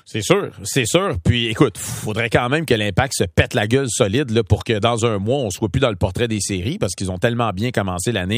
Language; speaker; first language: French; native; French